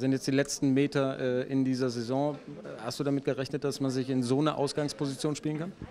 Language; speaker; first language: German; native; German